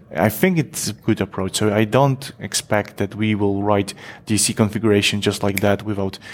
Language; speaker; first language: English; non-native, fluent; Polish